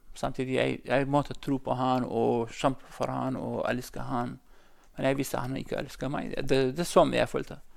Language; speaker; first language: Norwegian; non-native, learner; Central Kurdish